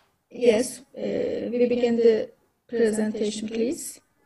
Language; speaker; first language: English; non-native, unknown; Turkish